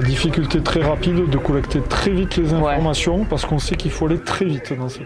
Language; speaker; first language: French; native; French